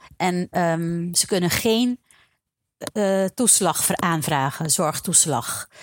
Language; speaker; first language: Dutch; non-native, local second language; Papiamento